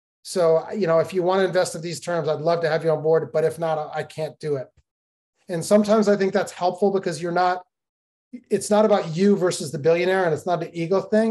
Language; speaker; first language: English; native; English